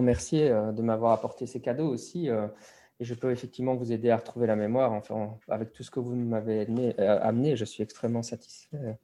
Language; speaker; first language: French; native; French